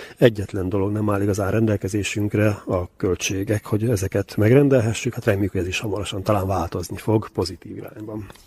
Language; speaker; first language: Hungarian; native; Hungarian